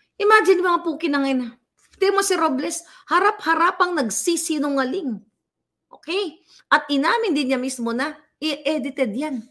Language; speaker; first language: Filipino; native; Filipino